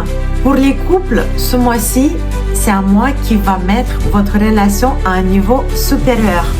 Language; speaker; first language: French; non-native, fluent; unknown